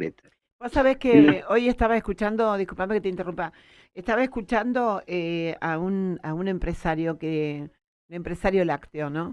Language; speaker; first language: Spanish; native; Spanish